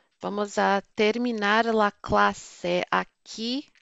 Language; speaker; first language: Spanish; non-native, fluent; Portuguese